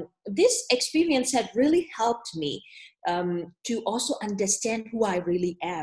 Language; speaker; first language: English; non-native, learner; Burmese